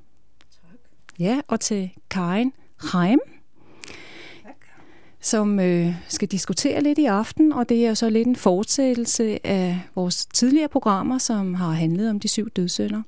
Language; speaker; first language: Danish; native; Danish